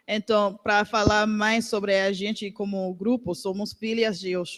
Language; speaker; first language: Portuguese; non-native, learner; English